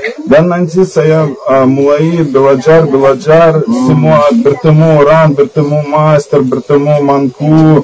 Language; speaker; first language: Indonesian; non-native, learner; Russian